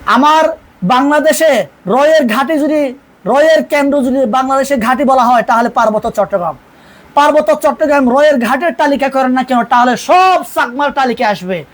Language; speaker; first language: Bangla; non-native, local second language; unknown